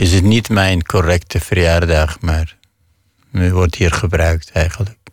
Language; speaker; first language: Dutch; non-native, fluent; Arabic